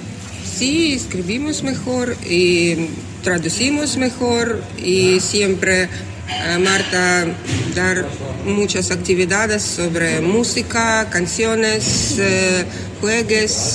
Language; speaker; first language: Spanish; non-native, learner; Russian